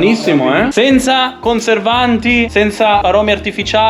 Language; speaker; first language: Italian; native; Italian